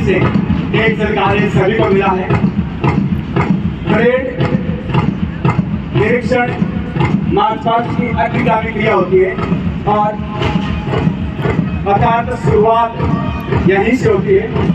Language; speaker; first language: Hindi; native; Hindi